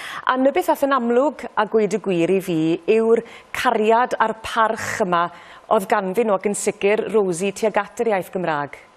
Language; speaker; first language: Welsh; native; Welsh